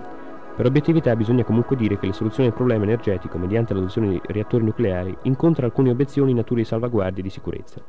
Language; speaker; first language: Italian; native; Italian